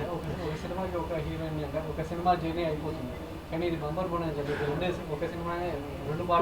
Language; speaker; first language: Telugu; native; Telugu